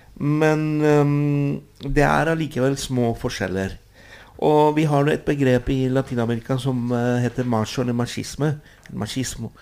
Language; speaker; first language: Norwegian; non-native, fluent; Spanish